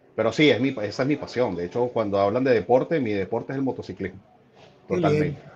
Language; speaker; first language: Spanish; native; Spanish